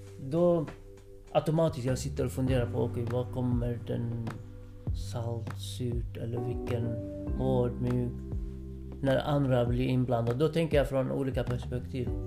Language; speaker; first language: Swedish; non-native, fluent; Kurdish